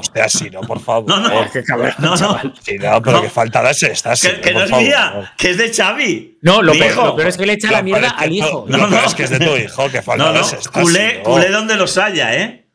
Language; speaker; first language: Spanish; native; Spanish